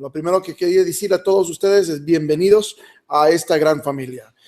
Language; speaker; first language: Spanish; early bilingual, other home language; English